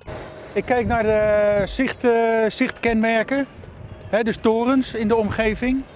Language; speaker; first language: Dutch; native; Dutch